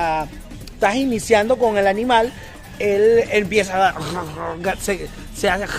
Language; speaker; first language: Spanish; native; Spanish